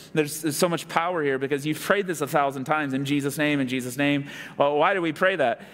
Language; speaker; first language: English; native; English